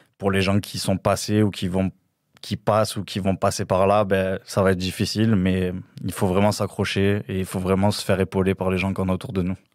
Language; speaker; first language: French; native; French